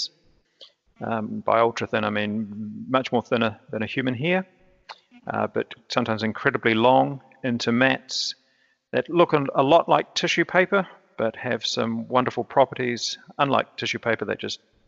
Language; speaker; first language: English; native; English